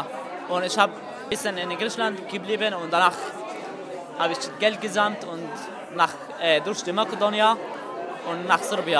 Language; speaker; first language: German; non-native, learner; Arabic